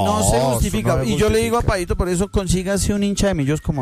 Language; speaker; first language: Spanish; native; Spanish